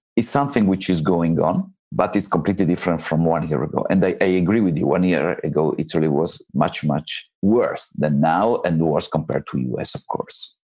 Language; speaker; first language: English; non-native, fluent; Italian